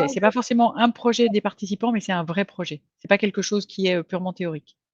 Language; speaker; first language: French; native; French